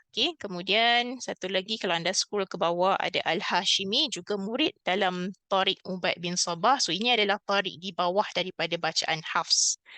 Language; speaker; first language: Malay; native; Malay